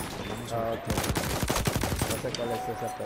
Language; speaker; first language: Spanish; native; Spanish